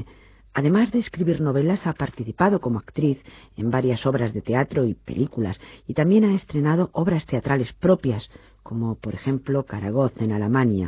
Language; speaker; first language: Spanish; native; Spanish